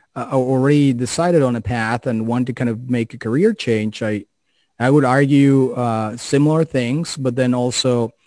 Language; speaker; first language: English; non-native, fluent; Spanish